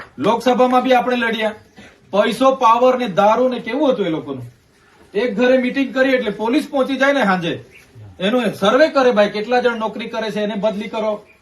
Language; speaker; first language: Gujarati; non-native, local second language; Vasavi